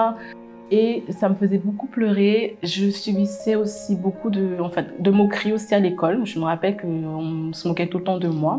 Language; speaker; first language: French; native; French